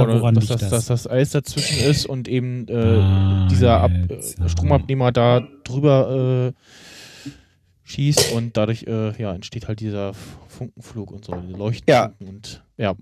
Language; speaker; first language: German; native; German